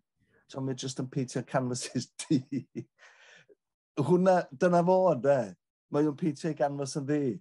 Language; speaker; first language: Welsh; native; Welsh